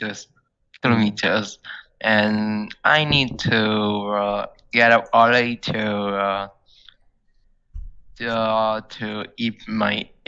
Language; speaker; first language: English; non-native, learner; Vietnamese